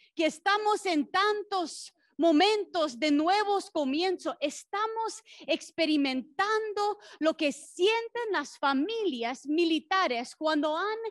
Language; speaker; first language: Spanish; non-native, fluent; English